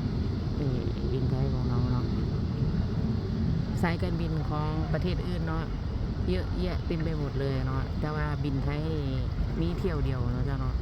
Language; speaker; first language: Thai; non-native, local second language; Northeastern Thai